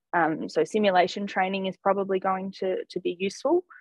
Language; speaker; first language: English; native; English